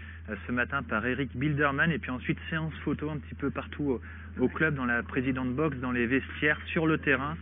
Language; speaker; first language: French; native; French